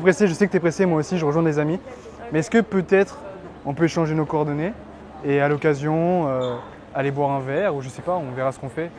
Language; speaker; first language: French; native; French